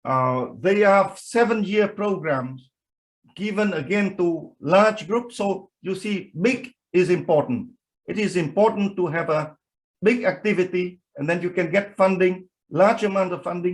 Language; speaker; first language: English; non-native, fluent; Vietnamese